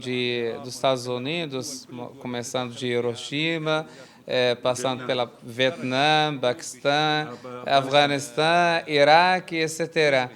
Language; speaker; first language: Portuguese; non-native, fluent; Arabic